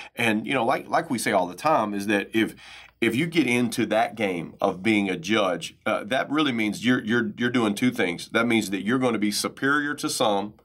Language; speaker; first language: English; native; English